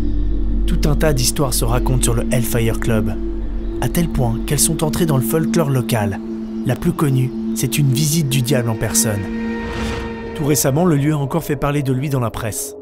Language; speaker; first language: French; native; French